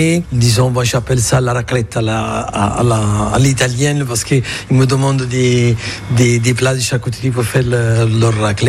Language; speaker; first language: French; non-native, fluent; Italian